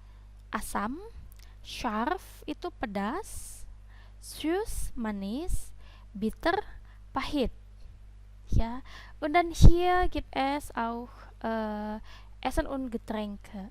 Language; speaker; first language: German; non-native, fluent; Indonesian